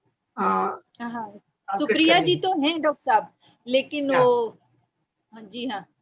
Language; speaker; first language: Hindi; native; Hindi